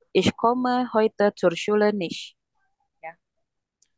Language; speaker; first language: German; non-native, fluent; Indonesian